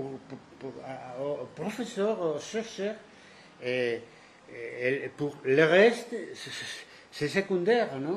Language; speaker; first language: French; non-native, fluent; Spanish